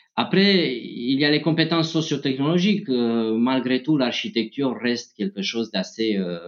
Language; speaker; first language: French; non-native, fluent; Romanian